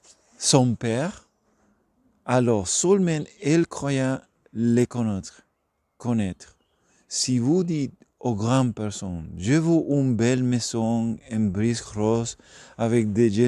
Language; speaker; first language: French; non-native, learner; Spanish